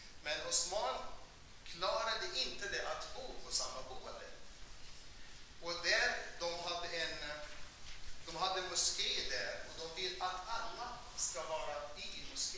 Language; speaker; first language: Swedish; non-native, fluent; Arabic